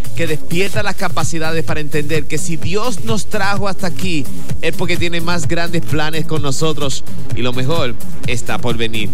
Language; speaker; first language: Spanish; native; Spanish